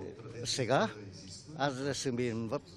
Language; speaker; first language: Bulgarian; non-native, learner; Vietnamese